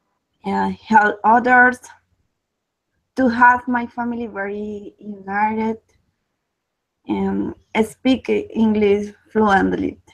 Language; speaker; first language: English; non-native, learner; Spanish